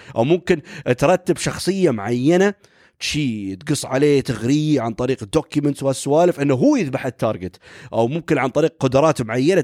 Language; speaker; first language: Arabic; native; Arabic